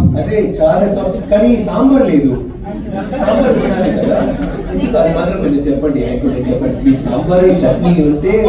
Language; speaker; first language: Telugu; non-native, learner; Tamil